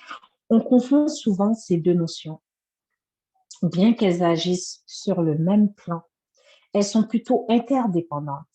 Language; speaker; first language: French; native; French